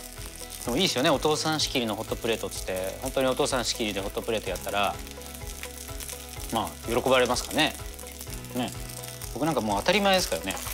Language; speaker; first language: Japanese; native; Japanese